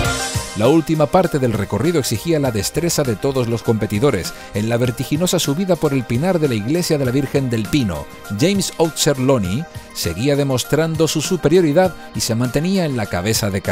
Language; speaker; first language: Spanish; native; Spanish